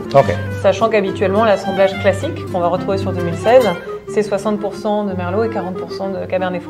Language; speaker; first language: French; native; French